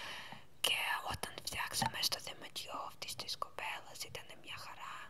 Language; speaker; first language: Greek; non-native, learner; Ukrainian